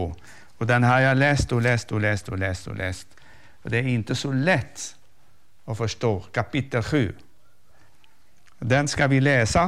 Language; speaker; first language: Swedish; non-native, fluent; Arabic